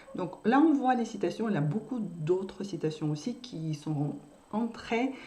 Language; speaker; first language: French; non-native, fluent; Russian